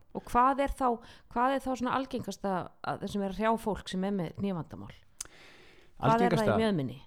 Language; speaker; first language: Icelandic; native; Icelandic